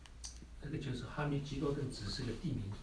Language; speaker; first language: Chinese; native; Chinese